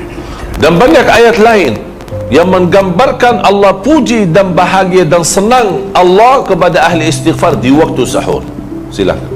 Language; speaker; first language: Indonesian; non-native, fluent; Arabic